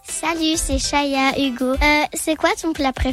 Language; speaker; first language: French; early bilingual, other home language; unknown